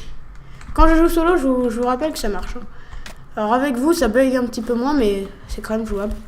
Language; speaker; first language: French; native; French